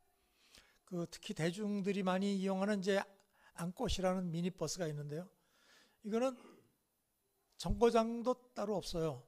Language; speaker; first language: Korean; native; Korean